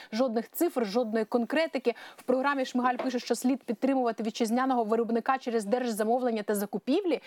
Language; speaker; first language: Ukrainian; native; Ukrainian